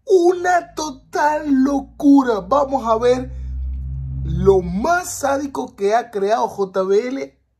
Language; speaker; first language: Spanish; native; Spanish